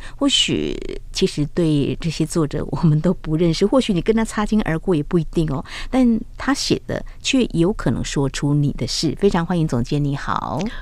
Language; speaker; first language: Chinese; native; Chinese